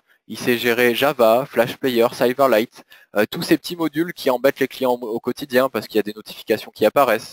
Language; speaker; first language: French; native; French